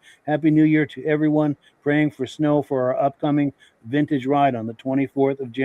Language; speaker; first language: English; native; English